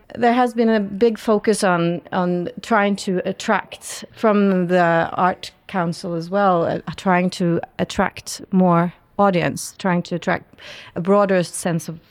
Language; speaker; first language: English; non-native, fluent; Norwegian